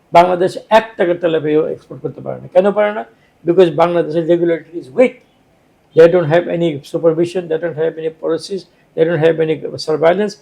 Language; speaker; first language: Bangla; native; Bangla